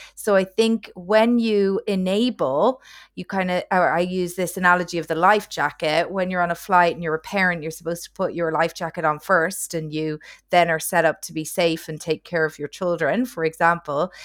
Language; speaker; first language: English; native; English